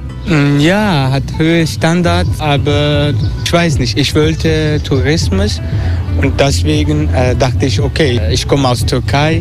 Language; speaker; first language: German; non-native, learner; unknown